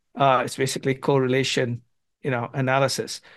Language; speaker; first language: English; non-native, local second language; Gujarati